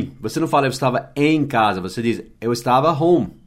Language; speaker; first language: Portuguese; non-native, fluent; English